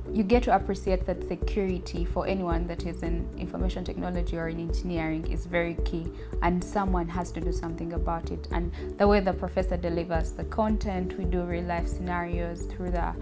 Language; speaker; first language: English; non-native, local second language; Ganda